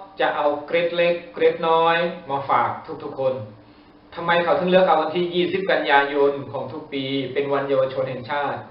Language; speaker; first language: Thai; native; Thai